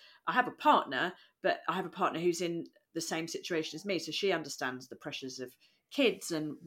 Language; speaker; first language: English; native; English